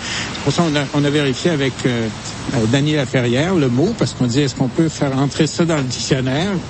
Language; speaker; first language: French; native; French